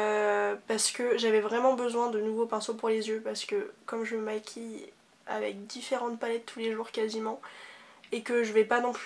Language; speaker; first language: French; native; French